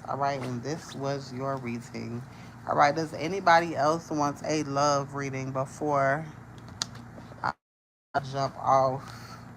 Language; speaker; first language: English; native; English